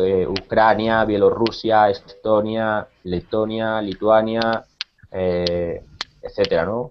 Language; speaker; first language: Spanish; native; Spanish